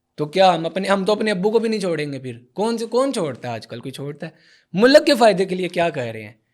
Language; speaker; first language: Urdu; non-native, local second language; Punjabi